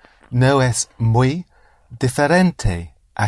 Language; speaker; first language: Spanish; non-native, learner; English